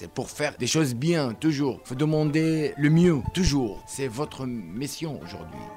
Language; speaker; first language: French; non-native, learner; Arabic